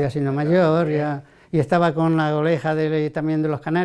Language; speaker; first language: Spanish; native; Spanish